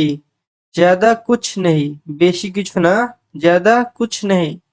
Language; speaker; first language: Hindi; non-native, fluent; Bangla